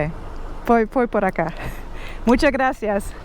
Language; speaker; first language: Spanish; non-native, learner; Dutch